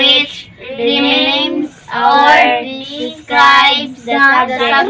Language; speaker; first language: English; non-native, local second language; Cebuano